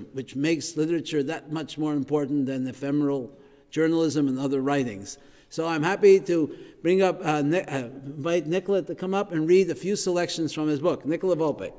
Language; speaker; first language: English; native; English